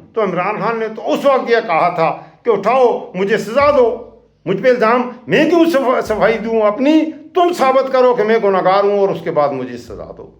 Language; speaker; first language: Urdu; non-native, local second language; Punjabi